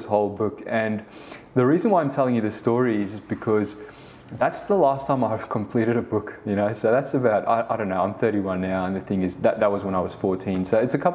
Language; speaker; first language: English; early bilingual, other home language; Afrikaans